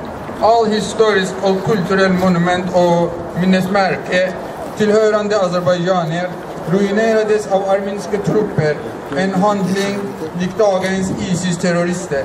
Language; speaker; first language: Swedish; non-native, fluent; Azerbaijani